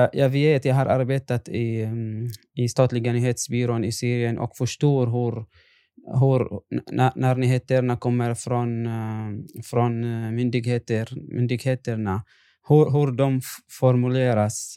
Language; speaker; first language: Swedish; non-native, fluent; Arabic